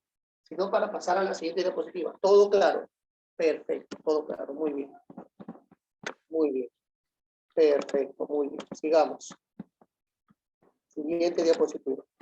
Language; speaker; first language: Spanish; native; Spanish